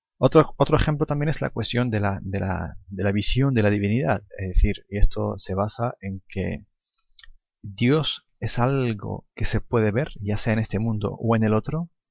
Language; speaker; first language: Spanish; non-native, fluent; Arabic